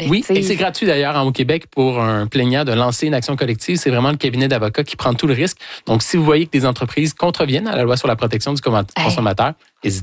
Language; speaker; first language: French; native; French